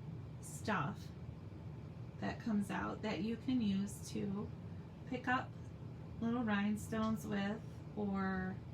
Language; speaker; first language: English; native; English